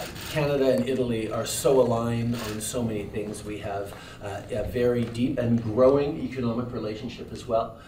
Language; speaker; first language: English; native; English